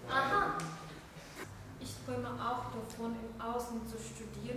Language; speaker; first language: German; non-native, fluent; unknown